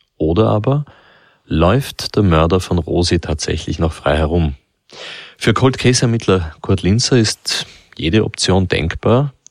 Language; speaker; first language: German; native; German